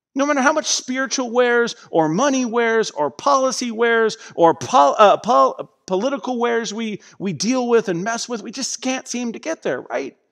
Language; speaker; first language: English; native; English